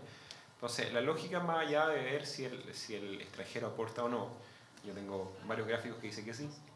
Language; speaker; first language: Spanish; native; Spanish